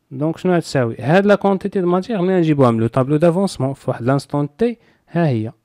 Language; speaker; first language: French; non-native, local second language; Arabic